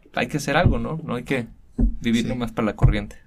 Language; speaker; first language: Spanish; native; Spanish